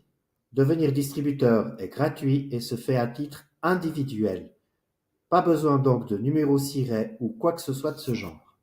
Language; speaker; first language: French; native; French